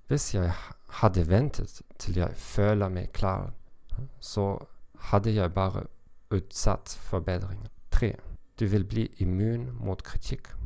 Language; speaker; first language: Norwegian; non-native, learner; German